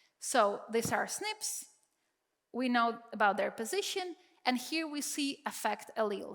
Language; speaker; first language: English; non-native, fluent; Czech